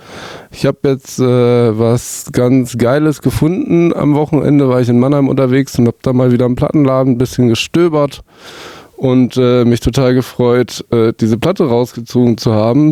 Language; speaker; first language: German; native; German